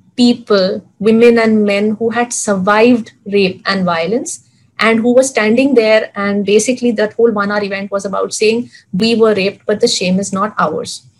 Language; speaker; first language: English; non-native, local second language; Hindi